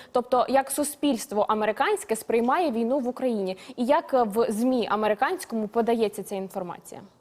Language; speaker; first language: Ukrainian; native; Ukrainian